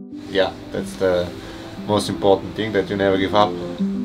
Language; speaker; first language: English; non-native, fluent; German